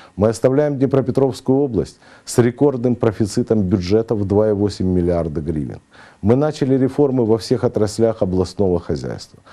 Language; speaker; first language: Russian; native; Russian